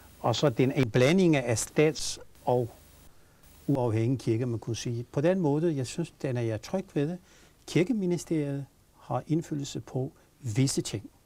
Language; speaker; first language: Danish; non-native, fluent; Turkish